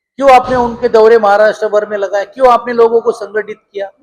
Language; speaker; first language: Hindi; non-native, local second language; Marathi